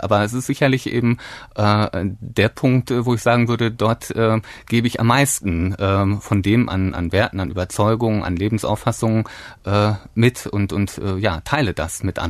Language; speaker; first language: German; native; German